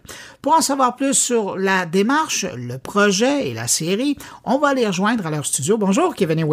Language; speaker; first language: French; native; French